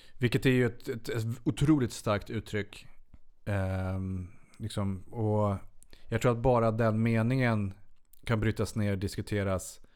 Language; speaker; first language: Swedish; native; Swedish